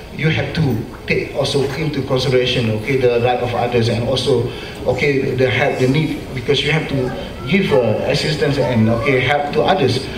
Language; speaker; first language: English; non-native, local second language; Malay